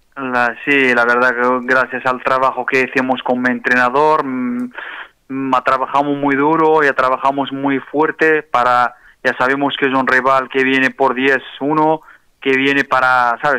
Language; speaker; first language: Spanish; non-native, fluent; Arabic